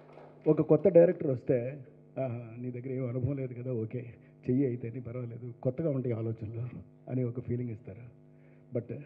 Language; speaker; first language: Telugu; native; Telugu